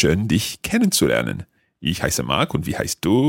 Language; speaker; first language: German; non-native, learner; English